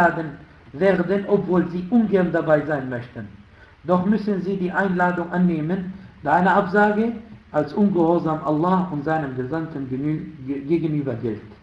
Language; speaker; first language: German; non-native, fluent; Arabic